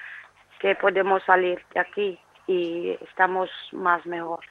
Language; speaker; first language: Spanish; non-native, learner; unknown